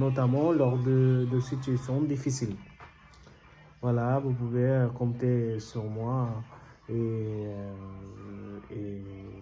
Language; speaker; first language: French; non-native, learner; Bangla